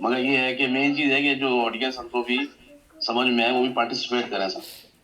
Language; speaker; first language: Urdu; native; Urdu